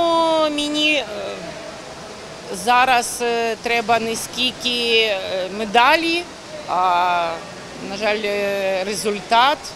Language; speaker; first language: Ukrainian; non-native, local second language; Russian